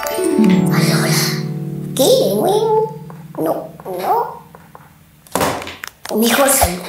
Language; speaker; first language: Spanish; native; Spanish